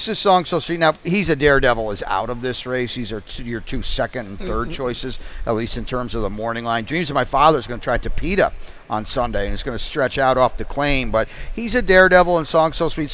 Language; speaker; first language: English; native; English